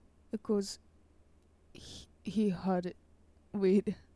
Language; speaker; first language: English; non-native, learner; Japanese